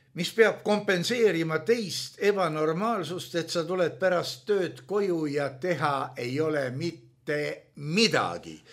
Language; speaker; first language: Estonian; native; Estonian